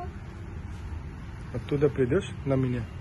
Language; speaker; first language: Russian; non-native, learner; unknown